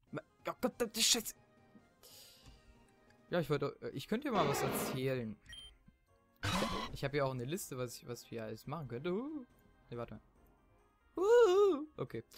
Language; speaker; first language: German; native; German